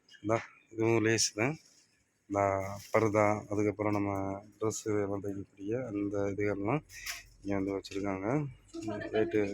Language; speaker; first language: Tamil; native; Tamil